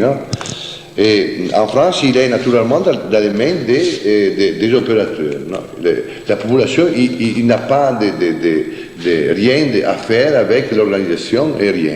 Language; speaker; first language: French; non-native, fluent; Italian